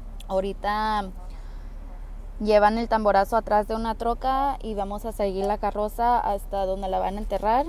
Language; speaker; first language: Spanish; early bilingual, heritage; Spanish